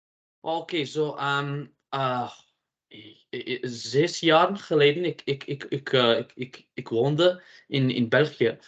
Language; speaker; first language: Dutch; non-native, learner; English